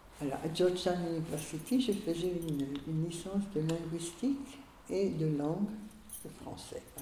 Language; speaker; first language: French; early bilingual, other home language; Hungarian